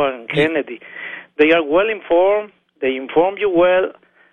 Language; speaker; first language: English; non-native, learner; Spanish